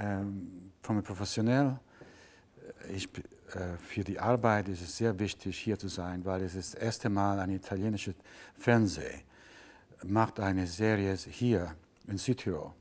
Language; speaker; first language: German; non-native, learner; Italian